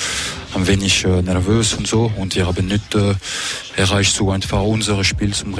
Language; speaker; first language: German; non-native, local second language; French